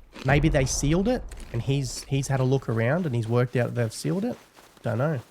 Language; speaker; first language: English; native; English